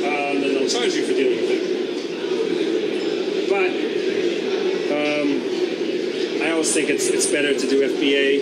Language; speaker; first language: English; native; English